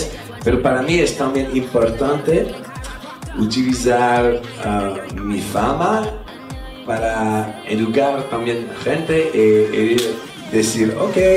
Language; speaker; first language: Spanish; non-native, fluent; French